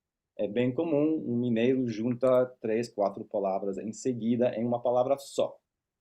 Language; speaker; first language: Portuguese; non-native, fluent; English